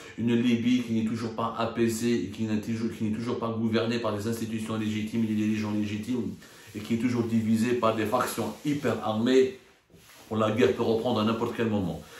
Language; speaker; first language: French; non-native, local second language; Arabic